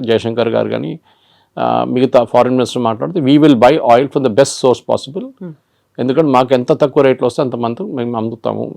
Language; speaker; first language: Telugu; non-native, local second language; Malayalam